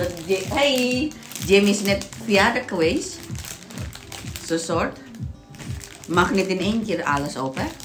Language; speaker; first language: Dutch; non-native, learner; Indonesian